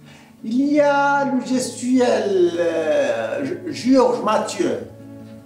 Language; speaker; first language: French; non-native, local second language; Arabic